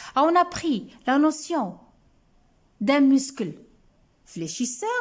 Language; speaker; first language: French; non-native, local second language; Arabic